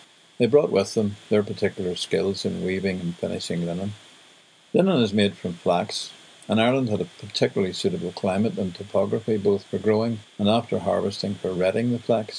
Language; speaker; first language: English; native; English